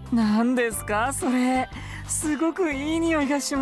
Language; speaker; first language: Japanese; native; Japanese